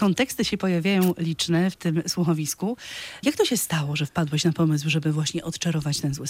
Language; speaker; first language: Polish; native; Polish